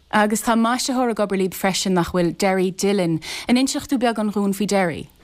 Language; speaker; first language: Irish; native; Irish